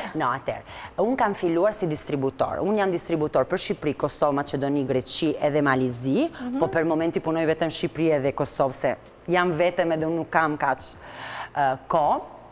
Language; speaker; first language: Albanian; non-native, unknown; Italian